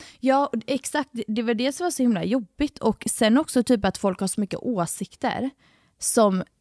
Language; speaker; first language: Swedish; native; Swedish